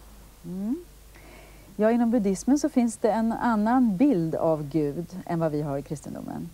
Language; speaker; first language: Swedish; native; Swedish